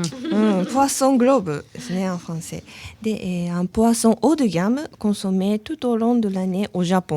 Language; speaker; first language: French; non-native, learner; Japanese